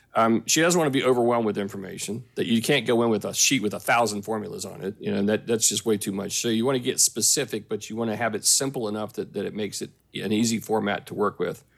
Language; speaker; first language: English; native; English